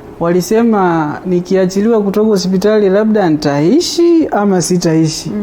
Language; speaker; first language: Swahili; non-native, local second language; Gusii